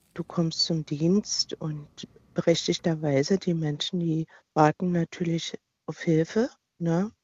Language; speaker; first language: German; native; German